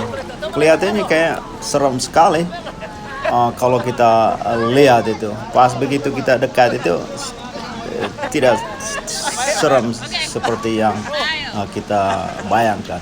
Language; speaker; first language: Indonesian; non-native, local second language; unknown